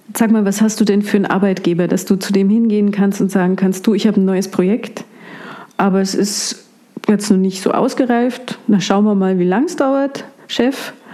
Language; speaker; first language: German; native; German